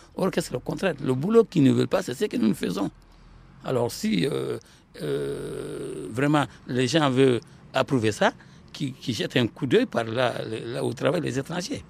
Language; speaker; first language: French; non-native, local second language; Soninke